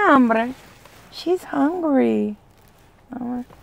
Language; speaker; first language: Spanish; early bilingual, heritage; English